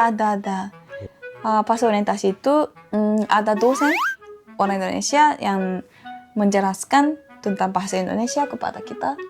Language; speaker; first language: Indonesian; non-native, fluent; Japanese